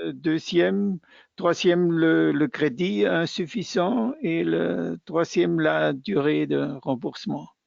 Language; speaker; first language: French; non-native, fluent; German